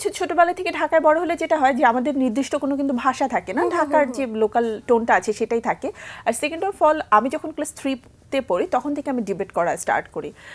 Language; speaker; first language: Bangla; native; Bangla